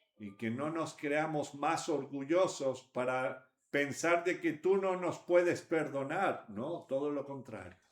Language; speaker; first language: Spanish; native; Spanish